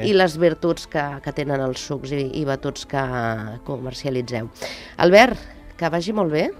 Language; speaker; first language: Catalan; native; Catalan